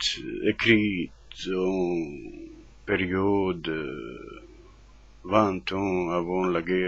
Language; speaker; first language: French; non-native, fluent; Croatian